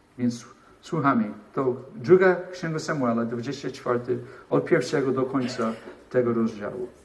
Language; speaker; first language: Polish; non-native, fluent; English